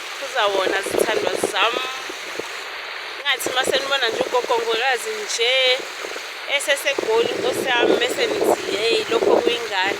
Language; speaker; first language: Zulu; native; Zulu